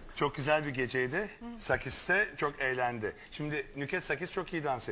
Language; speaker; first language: Turkish; native; Turkish